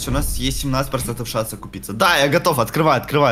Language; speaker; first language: Russian; native; Russian